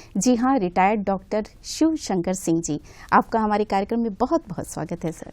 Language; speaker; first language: Hindi; native; Hindi